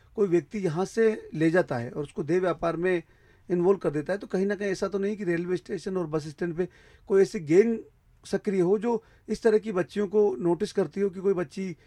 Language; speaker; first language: Hindi; native; Hindi